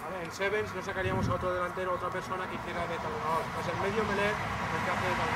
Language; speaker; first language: Spanish; native; Spanish